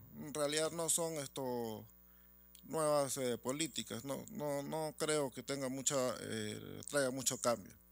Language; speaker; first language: Spanish; native; Spanish